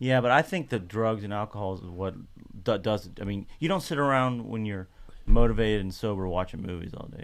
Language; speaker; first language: English; native; English